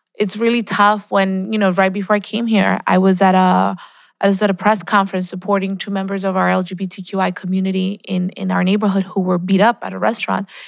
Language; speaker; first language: English; early bilingual, other home language; Spanish